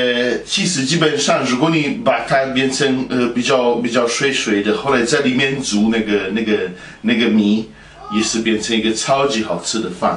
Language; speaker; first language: Chinese; non-native, fluent; Italian